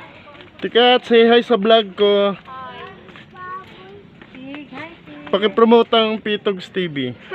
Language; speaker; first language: Filipino; native; Filipino